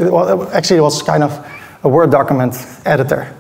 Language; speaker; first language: English; non-native, fluent; Dutch